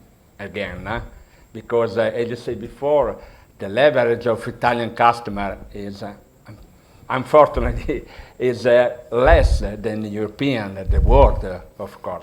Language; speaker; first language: English; non-native, learner; Italian